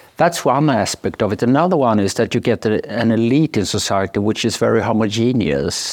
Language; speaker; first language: English; non-native, fluent; Swedish